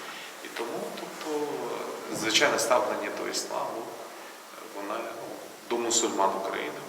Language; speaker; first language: Ukrainian; non-native, local second language; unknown